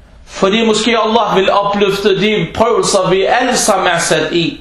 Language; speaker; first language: Danish; non-native, local second language; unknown